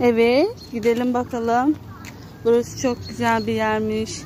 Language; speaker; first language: Turkish; native; Turkish